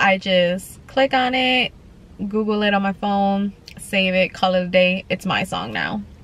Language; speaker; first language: English; early bilingual, other home language; Spanish